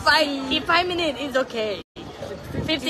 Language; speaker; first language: English; non-native, learner; Thai